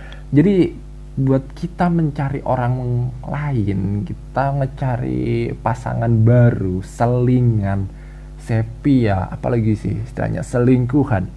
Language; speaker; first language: Indonesian; native; Indonesian